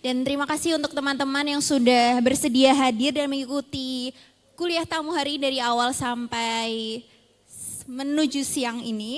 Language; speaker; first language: Indonesian; native; Indonesian